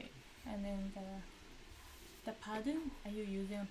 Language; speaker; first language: English; non-native, learner; Japanese